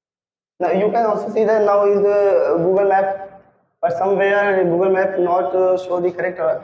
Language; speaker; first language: English; non-native, learner; Hindi